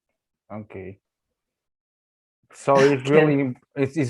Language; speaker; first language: English; non-native, learner; Spanish